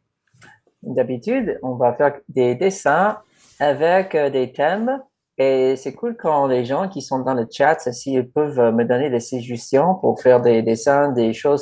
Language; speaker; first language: French; non-native, fluent; English